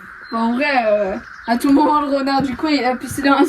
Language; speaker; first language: French; native; French